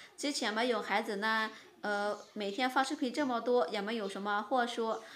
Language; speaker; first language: Chinese; non-native, fluent; Lao